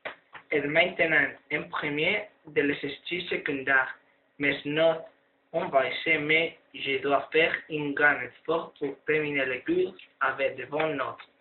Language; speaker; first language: French; non-native, learner; Spanish